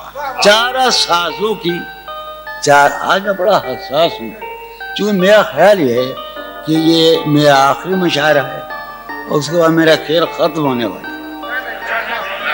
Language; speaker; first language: Urdu; native; Urdu